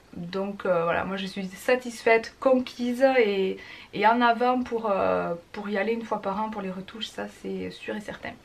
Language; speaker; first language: French; native; French